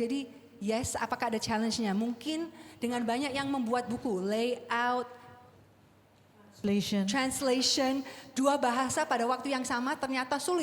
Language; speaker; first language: Indonesian; non-native, fluent; English